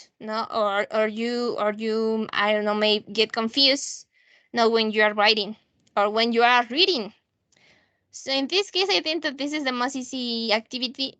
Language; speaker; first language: English; non-native, learner; Spanish